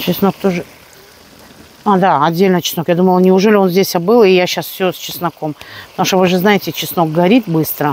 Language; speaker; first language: Russian; native; Russian